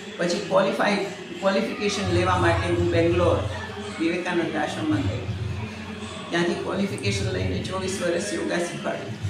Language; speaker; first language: Gujarati; early bilingual, heritage; Gujarati